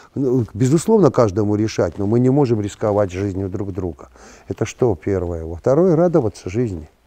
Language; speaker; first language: Russian; non-native, local second language; Georgian